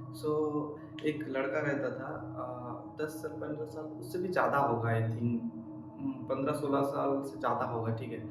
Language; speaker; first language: Hindi; non-native, local second language; Bangla